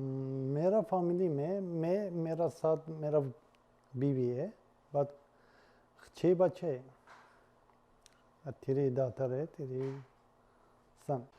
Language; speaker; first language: Hindi; non-native, learner; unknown